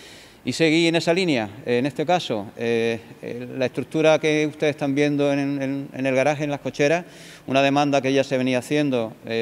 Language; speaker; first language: Spanish; native; Spanish